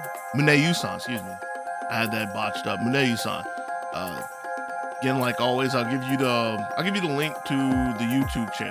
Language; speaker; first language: English; native; English